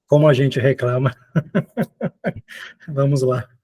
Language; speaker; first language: Portuguese; native; Portuguese